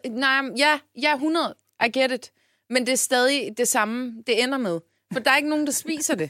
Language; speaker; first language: Danish; early bilingual, other home language; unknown